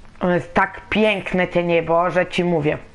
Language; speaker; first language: Polish; native; Polish